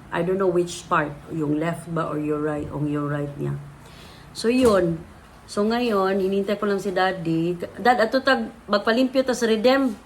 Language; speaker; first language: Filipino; native; Filipino